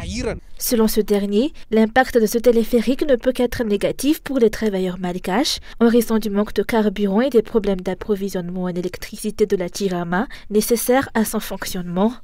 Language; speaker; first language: French; non-native, local second language; Malagasy